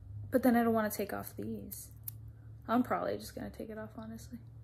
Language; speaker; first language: English; early bilingual, other home language; Spanish